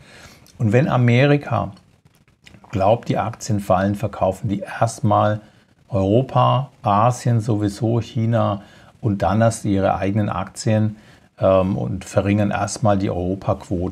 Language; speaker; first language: German; native; German